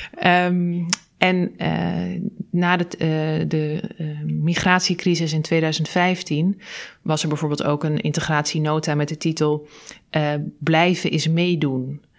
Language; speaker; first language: Dutch; native; Dutch